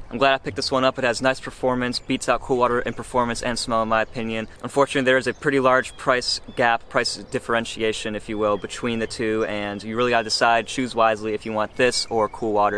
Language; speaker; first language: English; native; English